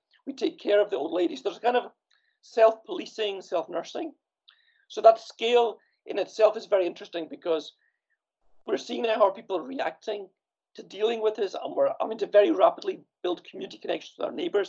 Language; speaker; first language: English; native; English